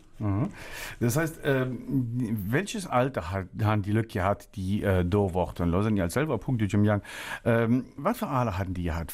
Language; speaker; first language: German; native; German